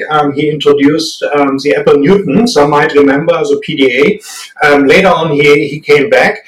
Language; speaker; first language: English; non-native, fluent; German